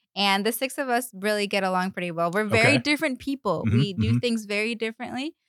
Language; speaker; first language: English; non-native, fluent; Spanish